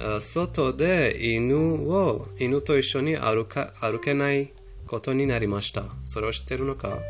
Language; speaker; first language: Japanese; non-native, fluent; Persian